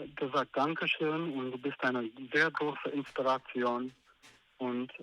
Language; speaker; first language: German; non-native, learner; English